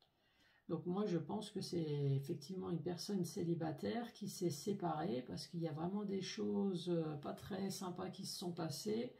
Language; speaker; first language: French; native; French